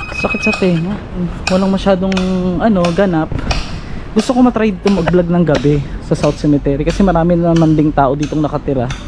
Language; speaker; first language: Filipino; native; Filipino